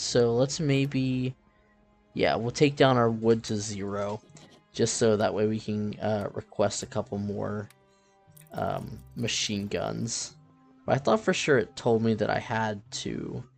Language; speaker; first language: English; native; English